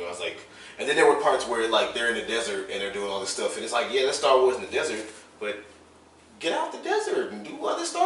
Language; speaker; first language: English; native; English